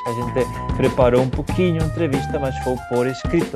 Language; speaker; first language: Portuguese; non-native, learner; Spanish